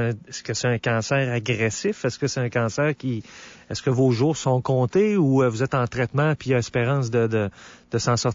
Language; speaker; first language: French; native; French